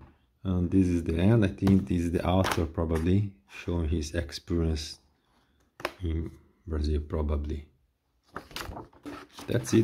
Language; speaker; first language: English; non-native, fluent; Portuguese